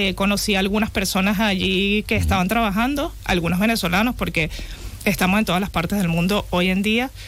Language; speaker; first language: Spanish; native; Spanish